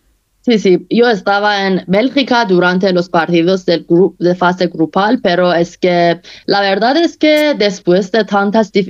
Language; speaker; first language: Spanish; non-native, local second language; Persian